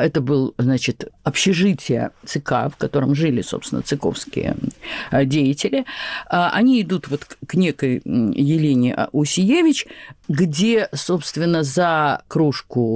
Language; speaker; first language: Russian; native; Russian